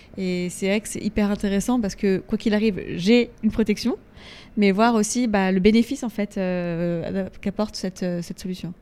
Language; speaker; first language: French; native; French